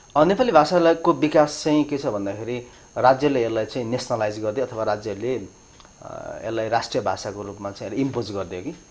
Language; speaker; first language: Nepali; non-native, local second language; Limbu